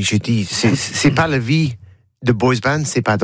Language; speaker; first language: French; non-native, learner; English